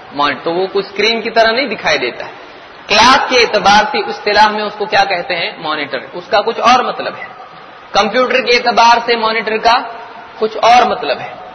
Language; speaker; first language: Urdu; native; Urdu